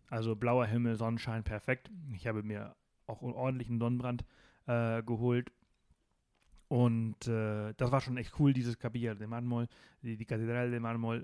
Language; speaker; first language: German; non-native, fluent; Spanish